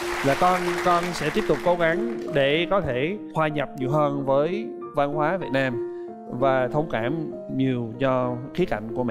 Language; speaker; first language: Vietnamese; non-native, fluent; English